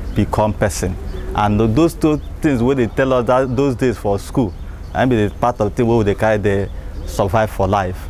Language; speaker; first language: Nigerian Pidgin; native; Nigerian Pidgin